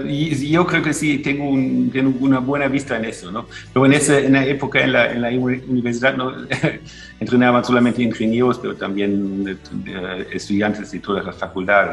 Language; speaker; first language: Spanish; non-native, fluent; German